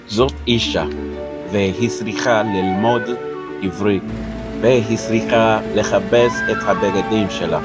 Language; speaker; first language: Hebrew; non-native, learner; English